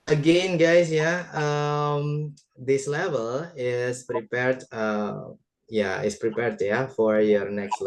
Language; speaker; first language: English; non-native, fluent; Indonesian